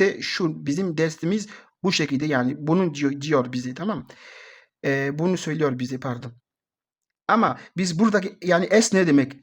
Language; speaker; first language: Turkish; non-native, learner; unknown